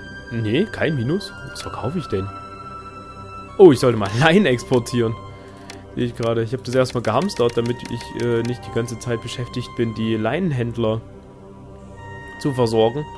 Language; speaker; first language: German; native; German